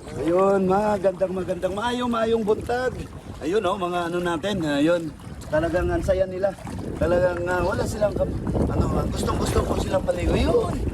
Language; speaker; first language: Filipino; non-native, local second language; Cebuano